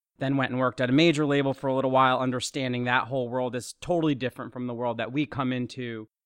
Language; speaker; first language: English; native; English